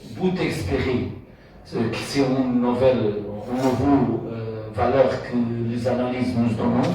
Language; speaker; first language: French; non-native, fluent; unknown